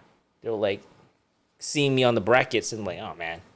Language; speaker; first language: English; early bilingual, other home language; Iloko